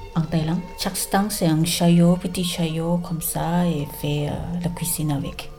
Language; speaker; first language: French; non-native, learner; Thai